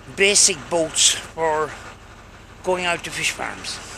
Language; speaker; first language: English; native; English